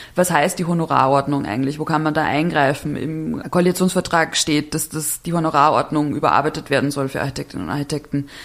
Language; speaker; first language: German; native; German